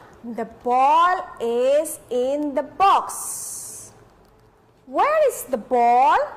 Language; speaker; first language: English; non-native, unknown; Indonesian